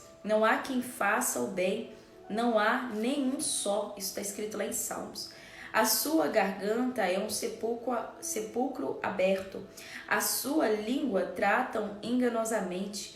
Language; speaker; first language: Portuguese; native; Portuguese